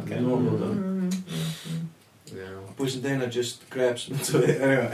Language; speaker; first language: Welsh; early bilingual, heritage; Welsh